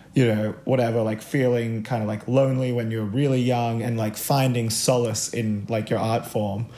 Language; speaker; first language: English; native; English